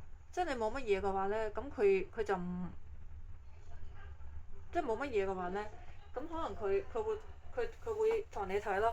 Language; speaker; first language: Cantonese; native; Cantonese